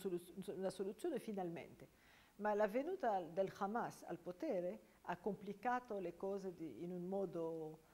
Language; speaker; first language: Italian; non-native, fluent; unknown